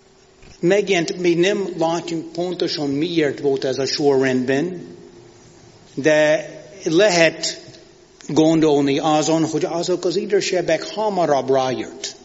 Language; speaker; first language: Hungarian; non-native, fluent; English